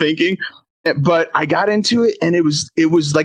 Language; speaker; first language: English; native; English